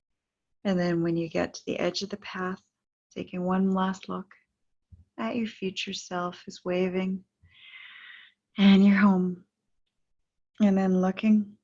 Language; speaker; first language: English; native; English